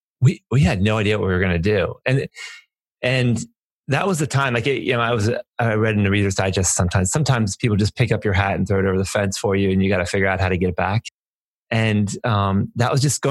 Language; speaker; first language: English; native; English